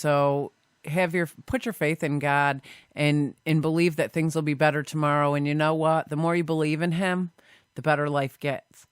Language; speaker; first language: English; native; English